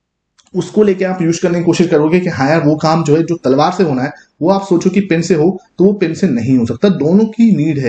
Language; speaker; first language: Hindi; native; Hindi